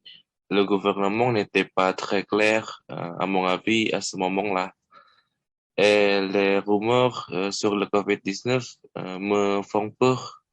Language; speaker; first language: French; non-native, learner; Indonesian